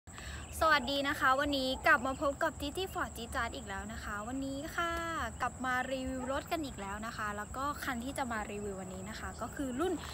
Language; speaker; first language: Thai; native; Thai